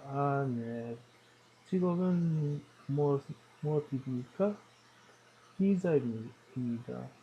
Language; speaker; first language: Korean; non-native, learner; Dutch